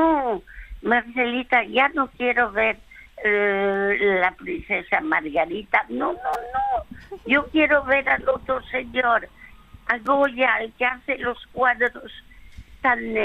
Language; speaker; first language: Spanish; early bilingual, other home language; French